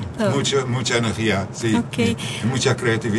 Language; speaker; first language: Spanish; non-native, fluent; Dutch